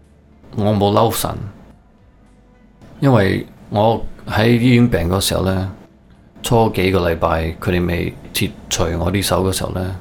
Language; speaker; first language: Cantonese; early bilingual, heritage; Cantonese